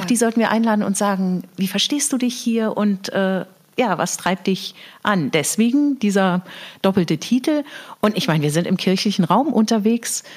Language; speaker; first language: German; native; German